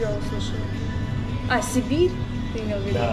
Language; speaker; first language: Russian; native; Russian